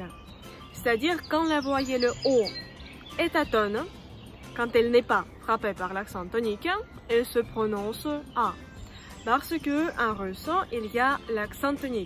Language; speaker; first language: French; non-native, fluent; Russian